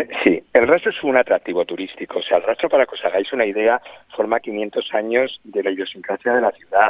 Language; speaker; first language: Spanish; native; Spanish